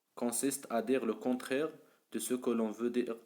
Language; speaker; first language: French; non-native, local second language; Arabic